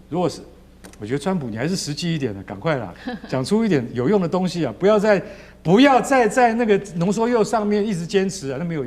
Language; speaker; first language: Chinese; native; Chinese